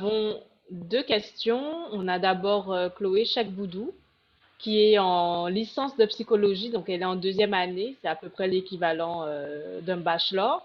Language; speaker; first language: French; native; French